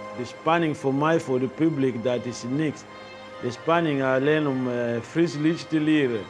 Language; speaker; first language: Dutch; non-native, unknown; Lingala